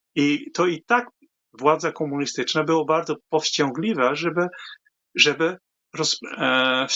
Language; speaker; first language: Polish; non-native, fluent; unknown